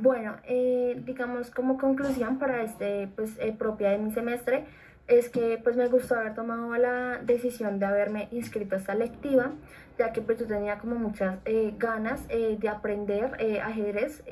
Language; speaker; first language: Spanish; native; Spanish